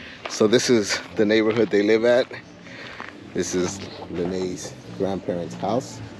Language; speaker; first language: English; early bilingual, other home language; Spanish